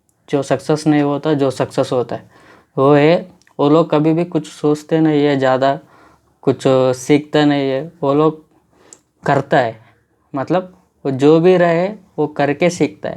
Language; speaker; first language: Hindi; non-native, local second language; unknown